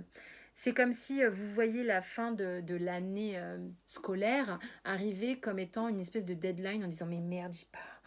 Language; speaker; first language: French; native; French